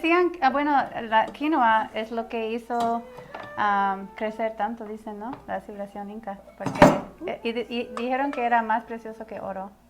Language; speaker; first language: Spanish; early bilingual, heritage; Spanish